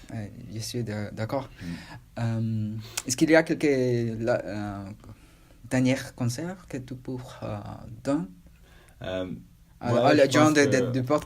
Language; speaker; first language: French; non-native, learner; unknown